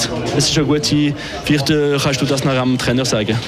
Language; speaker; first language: German; non-native, local second language; French